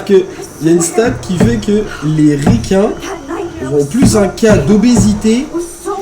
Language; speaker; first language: French; native; French